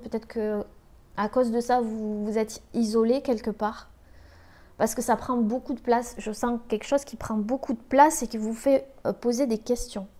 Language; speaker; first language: French; native; French